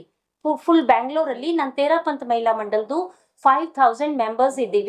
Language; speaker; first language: Kannada; non-native, local second language; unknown